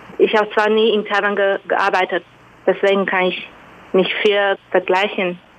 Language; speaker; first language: German; non-native, fluent; Chinese